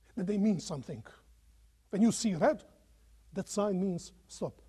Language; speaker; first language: English; non-native, fluent; Croatian